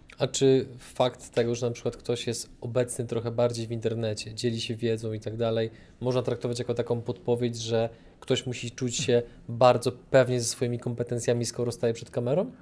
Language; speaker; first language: Polish; native; Polish